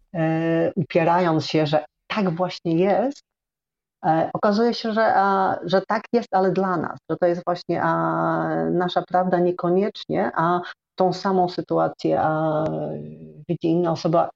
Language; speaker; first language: Polish; native; Polish